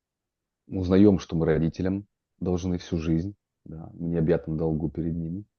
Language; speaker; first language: Russian; native; Russian